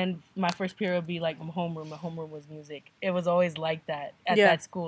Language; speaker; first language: English; native; English